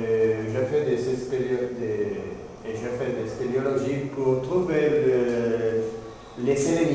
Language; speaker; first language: French; non-native, learner; Spanish